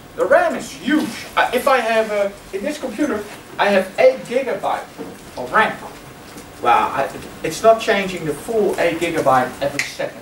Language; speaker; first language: English; non-native, fluent; Dutch